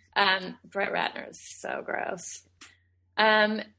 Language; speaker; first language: English; native; English